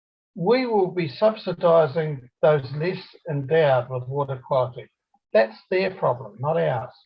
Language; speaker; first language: English; native; English